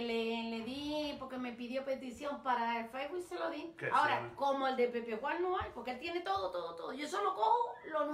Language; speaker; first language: Spanish; native; Spanish